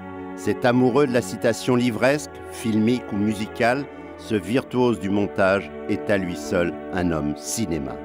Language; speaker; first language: French; native; French